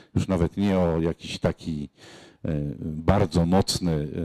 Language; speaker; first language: Polish; native; Polish